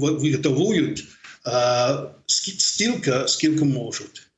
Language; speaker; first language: Ukrainian; non-native, learner; English